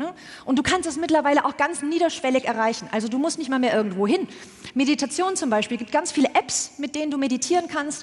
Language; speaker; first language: German; native; German